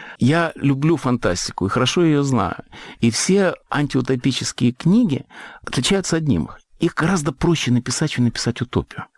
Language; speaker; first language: Russian; native; Russian